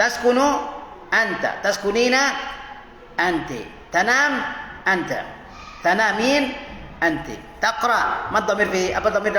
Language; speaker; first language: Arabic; non-native, fluent; Indonesian